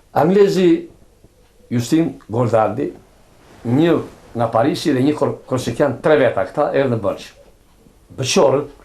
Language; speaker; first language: Albanian; native; Albanian